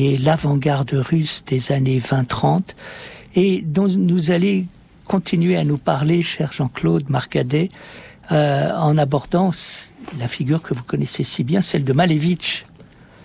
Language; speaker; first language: French; native; French